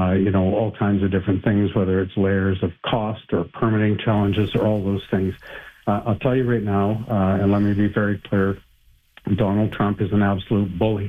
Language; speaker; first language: English; native; English